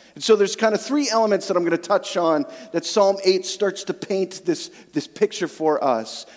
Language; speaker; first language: English; native; English